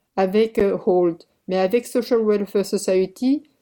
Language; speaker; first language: French; early bilingual, other home language; Korean